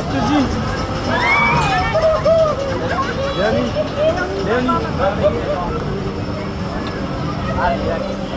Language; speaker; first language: French; native; French